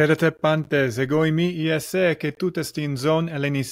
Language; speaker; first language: Greek; non-native, learner; English